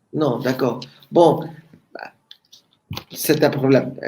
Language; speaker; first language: French; non-native, learner; Spanish